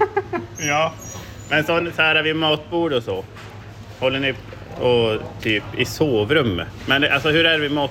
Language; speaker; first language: Swedish; native; Swedish